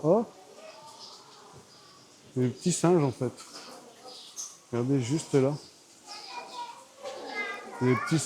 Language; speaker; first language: French; native; French